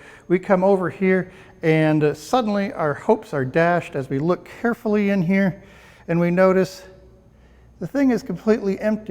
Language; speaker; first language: English; native; English